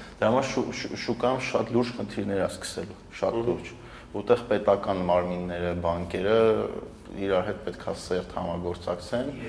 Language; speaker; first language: Armenian; native; Armenian